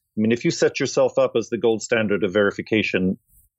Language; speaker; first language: English; native; English